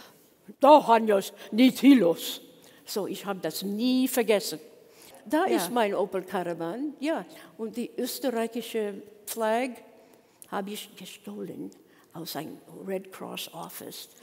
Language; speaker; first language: German; non-native, learner; English